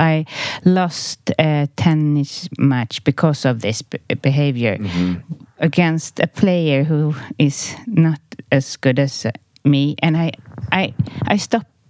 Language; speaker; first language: English; non-native, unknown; Swedish